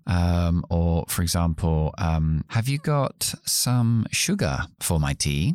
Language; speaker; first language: English; early bilingual, other home language; Spanish